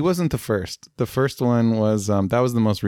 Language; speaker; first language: English; native; English